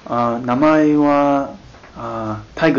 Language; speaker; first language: Japanese; non-native, learner; Chinese